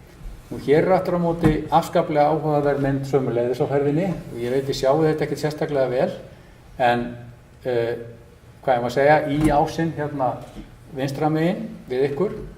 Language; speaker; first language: Icelandic; native; Icelandic